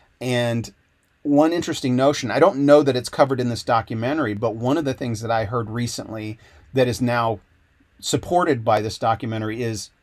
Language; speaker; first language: English; native; English